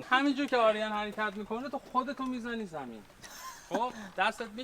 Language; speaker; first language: Persian; native; Persian